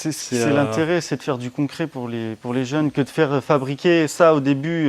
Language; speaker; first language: French; native; French